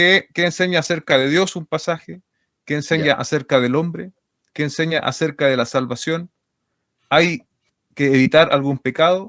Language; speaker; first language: Spanish; native; Spanish